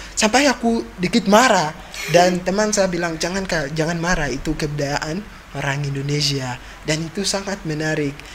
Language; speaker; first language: Indonesian; non-native, fluent; Ganda